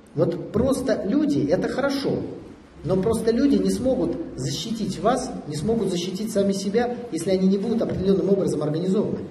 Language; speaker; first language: Russian; native; Russian